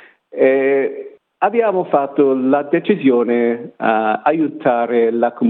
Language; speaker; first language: Italian; non-native, learner; English